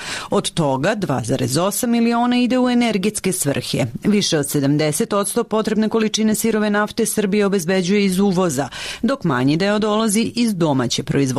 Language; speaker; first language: Serbian; native; Serbian